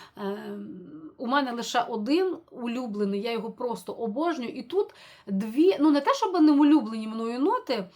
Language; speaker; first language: Ukrainian; non-native, local second language; Russian